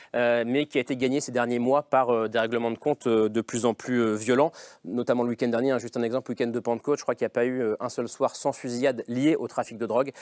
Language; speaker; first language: French; native; French